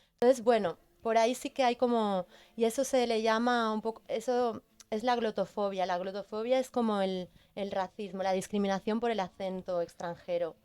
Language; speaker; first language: Spanish; native; Spanish